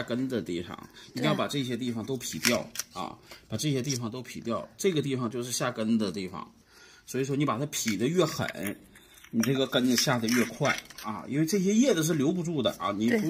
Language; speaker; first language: Chinese; native; Chinese